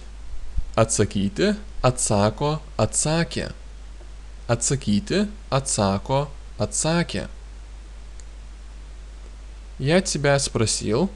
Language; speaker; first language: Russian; non-native, fluent; Lithuanian